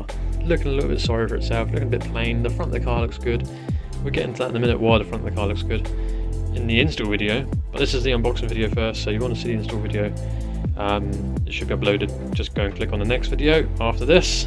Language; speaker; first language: English; native; English